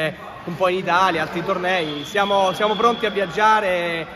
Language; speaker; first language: Italian; native; Italian